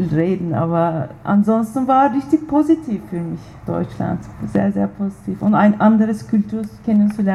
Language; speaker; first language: German; non-native, fluent; Turkish